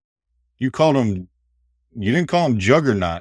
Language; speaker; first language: English; native; English